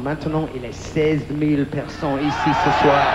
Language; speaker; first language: French; non-native, learner; English